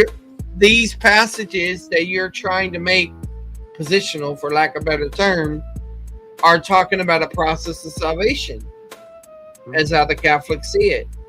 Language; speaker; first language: English; native; English